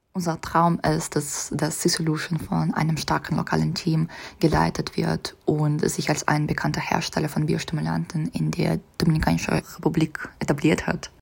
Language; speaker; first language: German; non-native, fluent; Russian